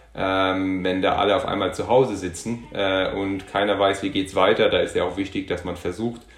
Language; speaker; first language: German; non-native, local second language; Luxembourgish